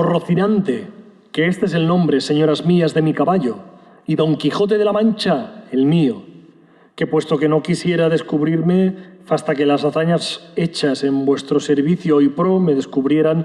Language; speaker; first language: Spanish; native; Spanish